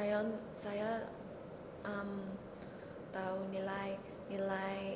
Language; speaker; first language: Indonesian; early bilingual, heritage; Indonesian